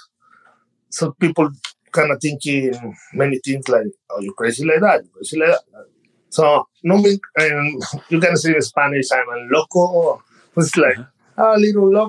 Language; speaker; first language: English; non-native, learner; Spanish